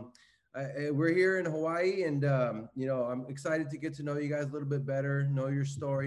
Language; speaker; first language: English; native; English